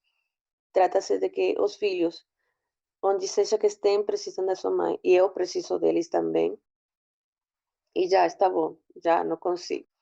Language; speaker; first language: Portuguese; non-native, fluent; Spanish